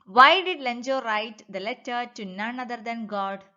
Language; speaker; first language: English; non-native, local second language; Malayalam